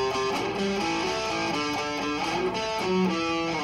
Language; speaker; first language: English; native; English